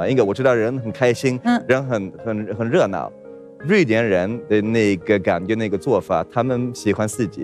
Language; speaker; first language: Chinese; non-native, fluent; Swedish